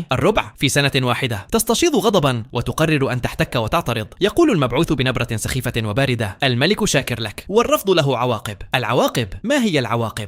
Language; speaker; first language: Arabic; native; Arabic